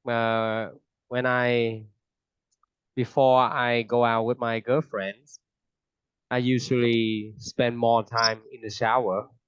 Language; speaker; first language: English; non-native, fluent; Vietnamese